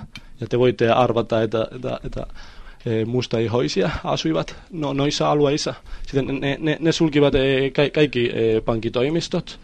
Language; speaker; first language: Finnish; non-native, learner; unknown